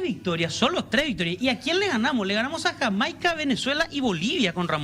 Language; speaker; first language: Spanish; native; Spanish